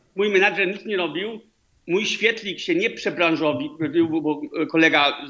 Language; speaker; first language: Polish; early bilingual, heritage; Polish